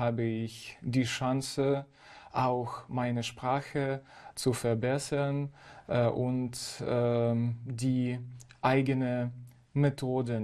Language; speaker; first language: German; non-native, fluent; Ukrainian